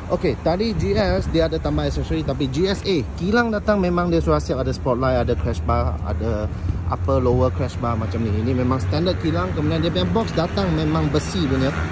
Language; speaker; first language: Malay; non-native, local second language; Chinese